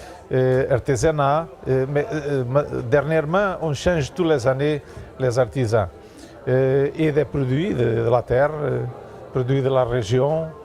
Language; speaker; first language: French; non-native, learner; Portuguese